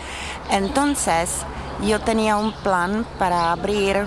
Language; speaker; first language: Spanish; non-native, learner; Czech